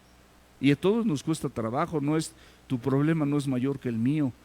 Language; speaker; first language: Spanish; native; Spanish